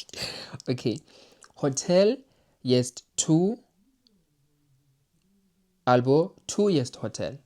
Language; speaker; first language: Polish; non-native, learner; English